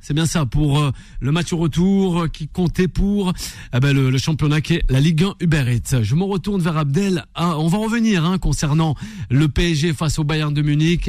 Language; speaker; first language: French; native; French